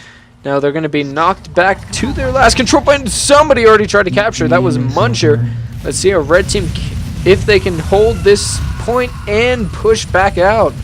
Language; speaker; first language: English; native; English